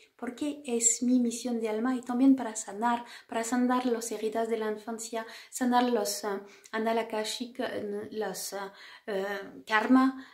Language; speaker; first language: Spanish; non-native, fluent; French